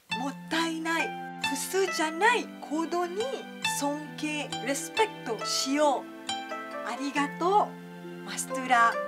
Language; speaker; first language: Japanese; non-native, fluent; Malay